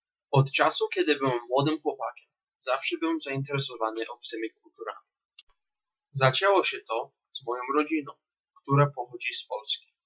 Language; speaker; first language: Polish; early bilingual, heritage; Polish